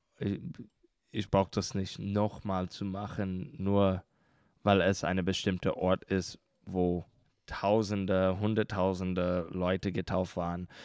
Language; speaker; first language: German; non-native, learner; English